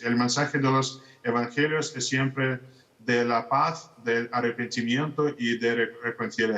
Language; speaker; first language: Spanish; non-native, fluent; Russian